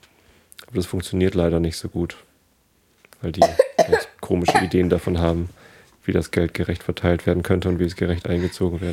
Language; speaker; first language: German; native; German